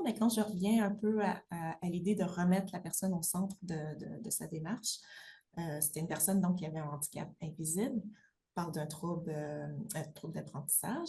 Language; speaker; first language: French; native; French